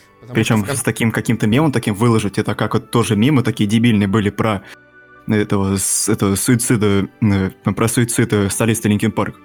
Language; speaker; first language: Russian; native; Russian